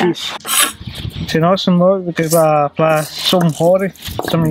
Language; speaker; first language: Danish; non-native, learner; Swahili